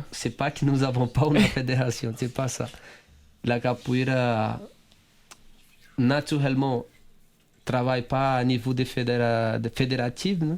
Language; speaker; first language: French; non-native, fluent; Portuguese